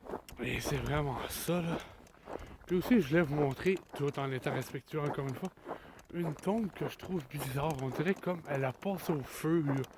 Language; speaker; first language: French; native; French